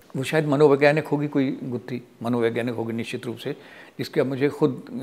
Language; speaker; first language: Hindi; native; Hindi